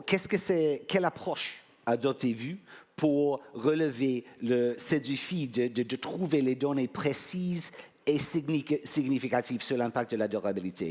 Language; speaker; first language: French; non-native, fluent; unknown